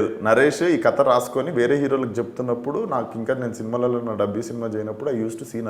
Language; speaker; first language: Telugu; native; Telugu